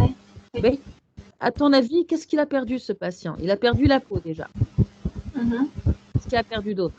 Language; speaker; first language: French; non-native, local second language; Arabic